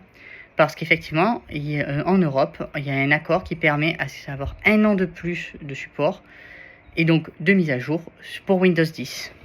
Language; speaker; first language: French; native; French